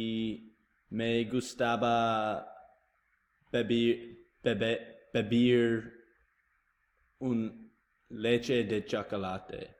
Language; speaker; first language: Spanish; non-native, learner; English